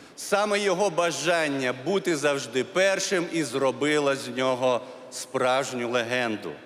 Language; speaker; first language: Ukrainian; non-native, local second language; Crimean Tatar